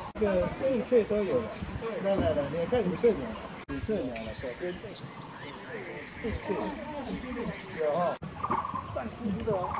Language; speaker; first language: Chinese; native; Chinese